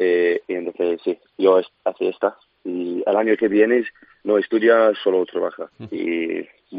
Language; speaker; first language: Spanish; non-native, learner; English